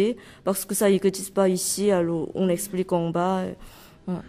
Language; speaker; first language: French; non-native, learner; Korean